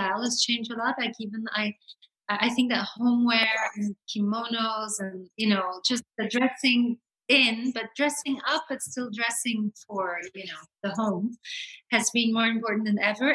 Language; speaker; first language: English; non-native, local second language; French